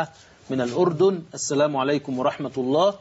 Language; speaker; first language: Arabic; native; Arabic